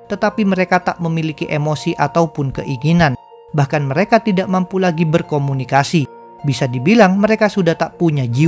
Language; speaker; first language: Indonesian; native; Indonesian